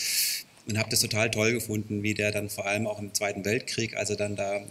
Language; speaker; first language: German; native; German